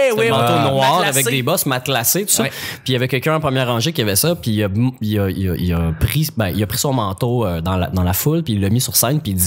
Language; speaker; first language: French; native; French